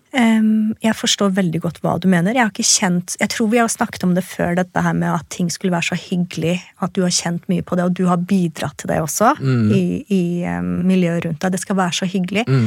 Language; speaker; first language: Norwegian; early bilingual, other home language; Persian